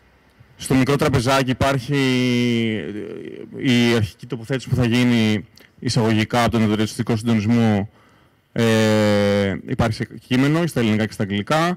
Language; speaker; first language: Greek; native; Greek